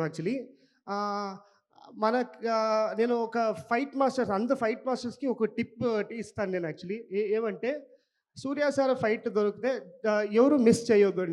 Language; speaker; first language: Telugu; non-native, local second language; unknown